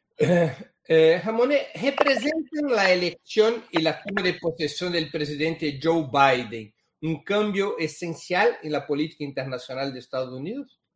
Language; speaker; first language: Spanish; non-native, fluent; Portuguese